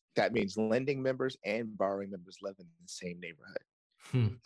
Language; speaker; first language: English; native; English